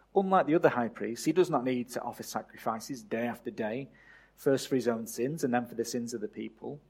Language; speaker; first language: English; native; English